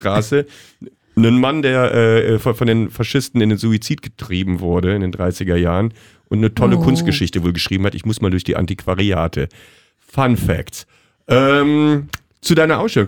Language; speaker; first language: German; native; German